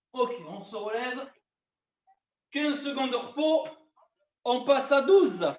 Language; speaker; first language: French; native; French